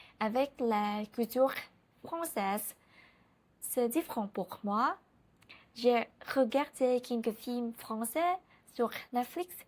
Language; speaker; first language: French; non-native, learner; Vietnamese